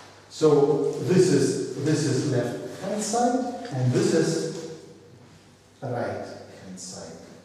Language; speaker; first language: English; non-native, fluent; Russian